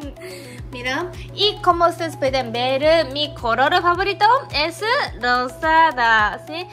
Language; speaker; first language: Spanish; non-native, learner; Japanese